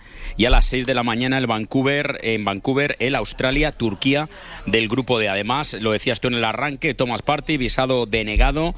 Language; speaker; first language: Spanish; native; Spanish